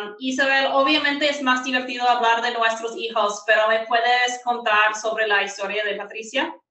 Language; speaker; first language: Spanish; non-native, fluent; English